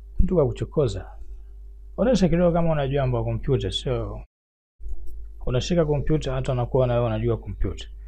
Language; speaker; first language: Swahili; native; Swahili